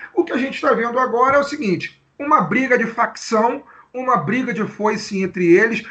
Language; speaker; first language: Portuguese; native; Portuguese